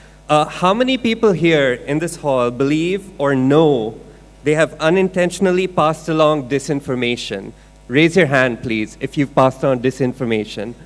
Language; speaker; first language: English; non-native, local second language; Urdu